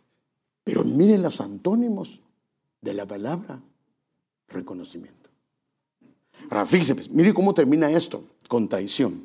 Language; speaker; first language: Spanish; native; Spanish